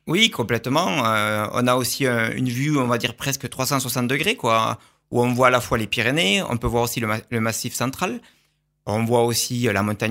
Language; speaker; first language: French; native; French